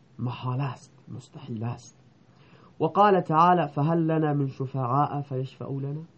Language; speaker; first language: Persian; non-native, local second language; Baluchi